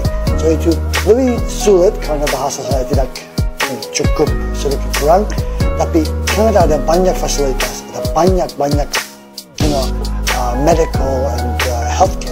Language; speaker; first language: Indonesian; non-native, learner; English